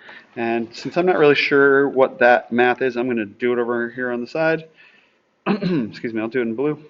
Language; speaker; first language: English; native; English